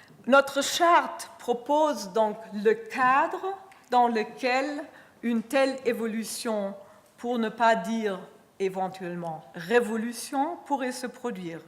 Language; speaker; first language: French; non-native, fluent; German